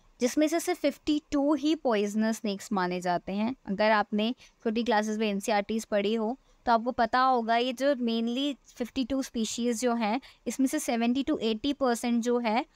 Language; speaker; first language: Hindi; native; Hindi